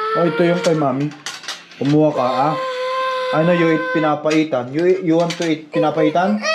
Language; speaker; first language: Filipino; non-native, local second language; Iloko